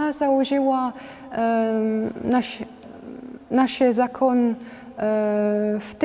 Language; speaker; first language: Polish; non-native, learner; French